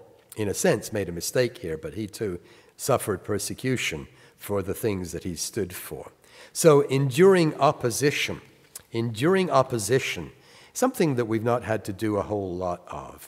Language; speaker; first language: English; native; English